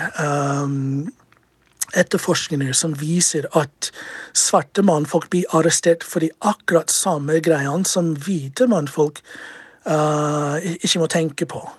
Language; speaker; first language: Norwegian; non-native, fluent; English